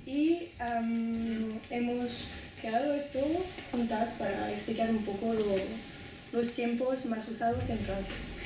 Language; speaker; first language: Spanish; non-native, fluent; French